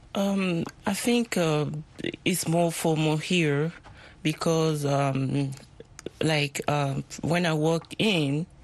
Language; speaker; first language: English; non-native, fluent; French